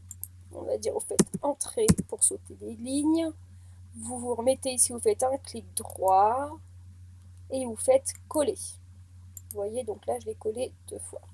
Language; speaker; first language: French; native; French